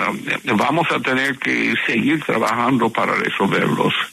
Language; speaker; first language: Spanish; non-native, fluent; English